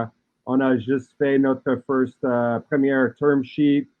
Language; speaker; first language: French; non-native, learner; English